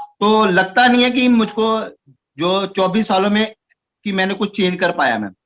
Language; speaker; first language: Hindi; non-native, local second language; Punjabi